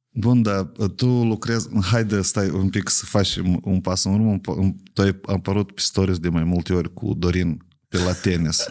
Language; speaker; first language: Romanian; native; Romanian